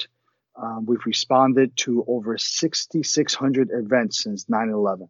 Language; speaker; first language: English; early bilingual, other home language; Spanish